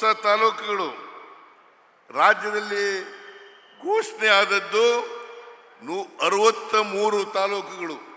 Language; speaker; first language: Kannada; native; Kannada